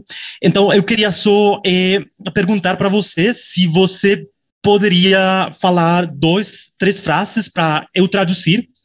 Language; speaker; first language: Portuguese; non-native, fluent; Spanish